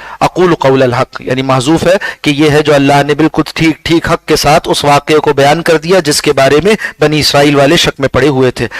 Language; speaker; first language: Urdu; native; Urdu